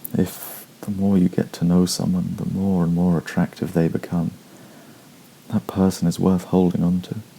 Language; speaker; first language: English; native; English